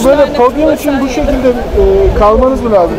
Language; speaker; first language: Turkish; native; Turkish